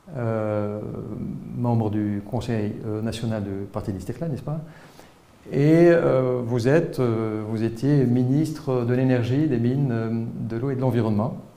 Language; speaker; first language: French; non-native, local second language; Arabic